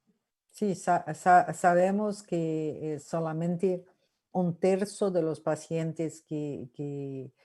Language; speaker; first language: Spanish; non-native, fluent; Portuguese